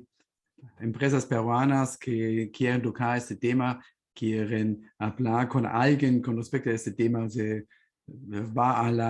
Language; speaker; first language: Spanish; non-native, fluent; German